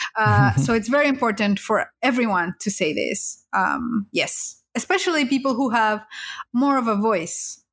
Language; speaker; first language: English; early bilingual, other home language; Spanish